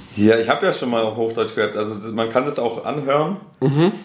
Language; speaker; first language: German; native; German